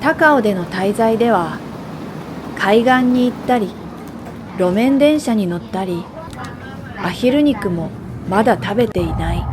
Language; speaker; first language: Japanese; native; Japanese